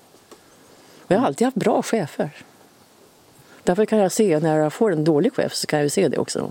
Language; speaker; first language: Swedish; native; Swedish